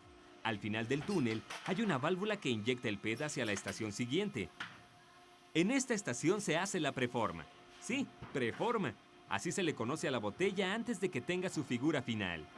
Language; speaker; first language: Spanish; native; Spanish